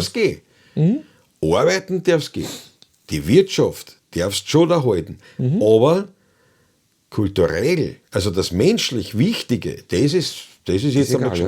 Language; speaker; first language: German; native; German